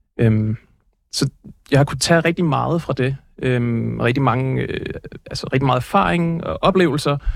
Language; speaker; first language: Danish; native; Danish